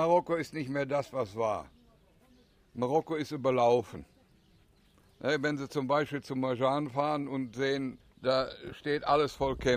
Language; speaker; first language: German; native; German